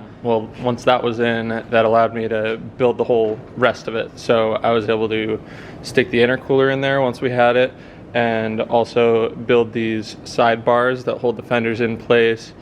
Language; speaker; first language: English; native; English